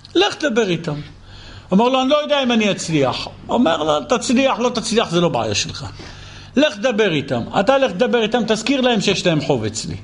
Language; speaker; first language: Hebrew; native; Hebrew